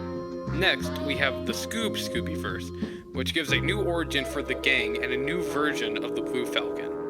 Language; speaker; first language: English; native; English